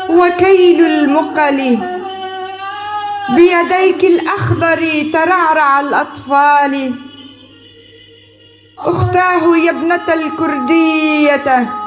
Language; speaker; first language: Arabic; non-native, local second language; Kurdish